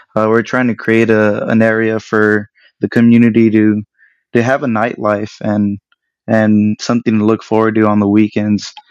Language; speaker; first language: English; early bilingual, other home language; Spanish